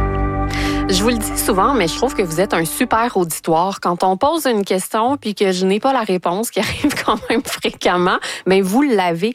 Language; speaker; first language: French; native; French